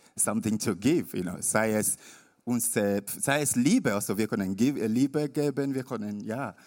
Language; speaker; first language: German; non-native, learner; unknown